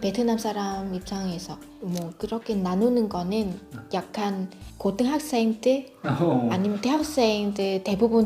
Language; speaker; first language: Korean; non-native, fluent; Vietnamese